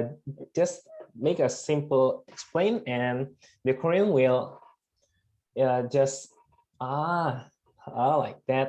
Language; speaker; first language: English; non-native, fluent; Indonesian